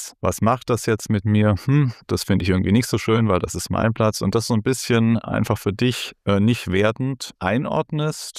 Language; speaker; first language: German; native; German